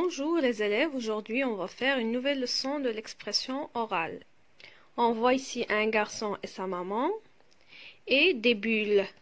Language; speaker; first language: French; non-native, local second language; Arabic